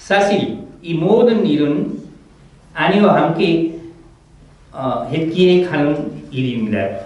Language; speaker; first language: Korean; non-native, fluent; Nepali